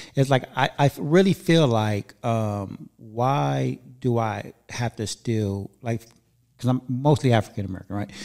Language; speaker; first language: English; native; English